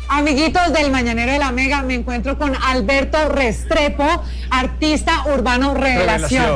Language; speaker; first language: Spanish; native; Spanish